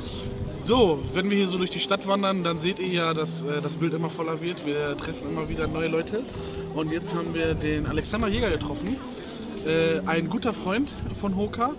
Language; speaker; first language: German; native; German